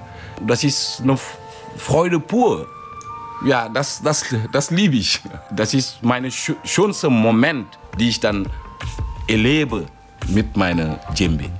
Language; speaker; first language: German; non-native, fluent; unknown